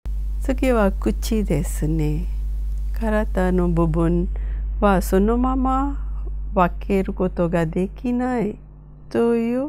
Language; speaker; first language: Japanese; non-native, fluent; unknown